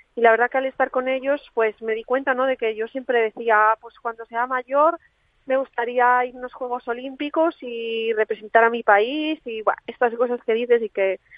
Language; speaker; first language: Spanish; native; Spanish